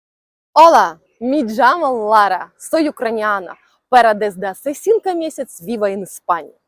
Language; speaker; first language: Spanish; non-native, learner; Ukrainian